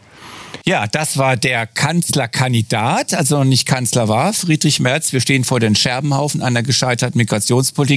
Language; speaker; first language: German; native; German